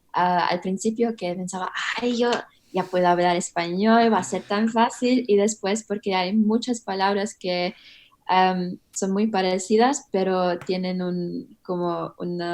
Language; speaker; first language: Spanish; early bilingual, heritage; English